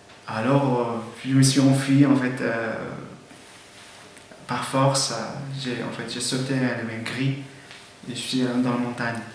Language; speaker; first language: French; non-native, fluent; Persian